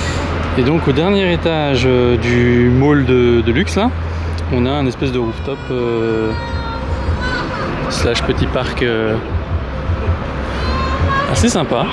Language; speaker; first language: French; native; French